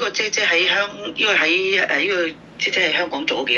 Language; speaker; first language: Cantonese; native; Cantonese